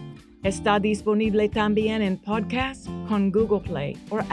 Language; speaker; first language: Spanish; non-native, fluent; English